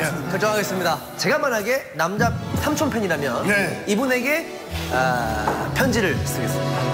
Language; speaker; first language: Korean; native; Korean